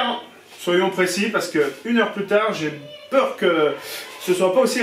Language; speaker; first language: French; native; French